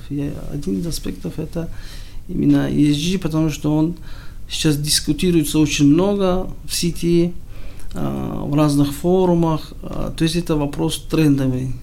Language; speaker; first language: Russian; non-native, local second language; Tajik